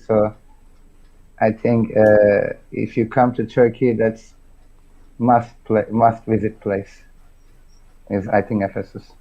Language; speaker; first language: English; non-native, fluent; Turkish